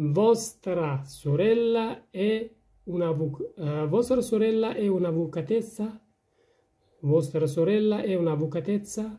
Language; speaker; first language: Italian; non-native, fluent; Persian